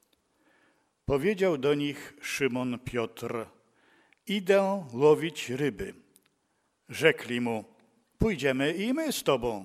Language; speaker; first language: Polish; native; Polish